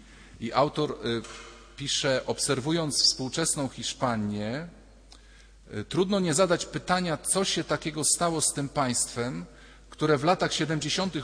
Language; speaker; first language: Polish; native; Polish